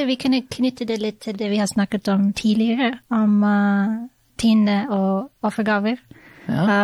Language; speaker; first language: Norwegian; non-native, fluent; English